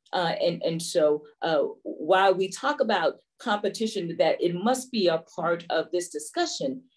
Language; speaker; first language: English; native; English